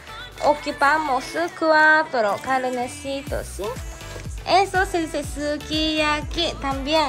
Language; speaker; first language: Spanish; non-native, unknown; Japanese